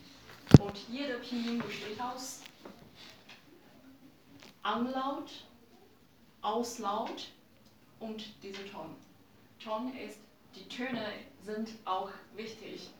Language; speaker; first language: German; non-native, learner; Chinese